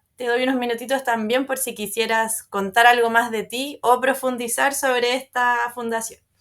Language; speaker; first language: Spanish; native; Spanish